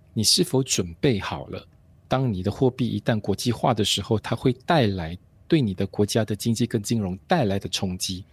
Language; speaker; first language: Chinese; native; Chinese